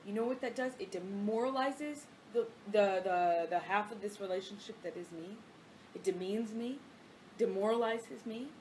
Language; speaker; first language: English; native; English